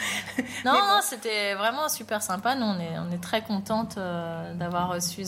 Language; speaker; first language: French; native; French